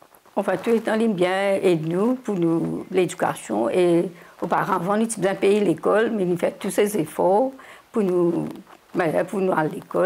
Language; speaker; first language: French; non-native, learner; Morisyen